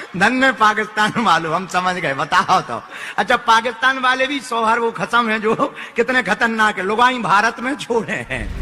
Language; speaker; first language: Hindi; native; Hindi